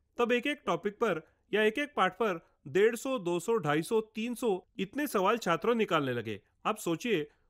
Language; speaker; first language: Hindi; non-native, local second language; Marathi